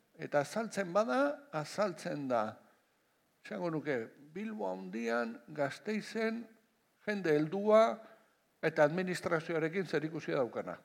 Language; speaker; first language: Basque; non-native, local second language; Spanish